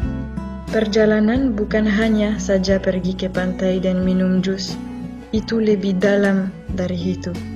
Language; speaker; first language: Indonesian; non-native, fluent; French